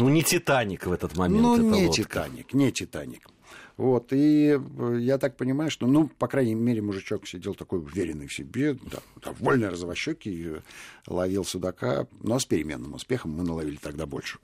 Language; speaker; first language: Russian; native; Russian